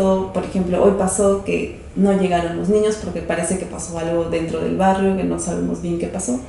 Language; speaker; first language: Spanish; native; Spanish